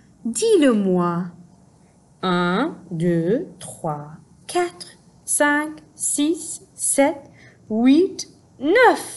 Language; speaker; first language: French; non-native, fluent; English